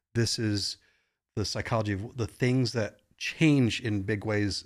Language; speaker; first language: English; native; English